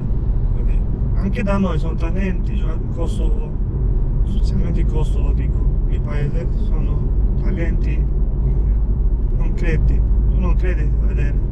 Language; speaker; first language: Italian; non-native, fluent; Albanian